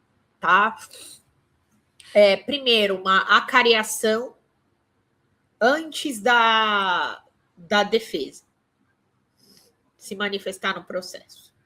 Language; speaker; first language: Portuguese; native; Portuguese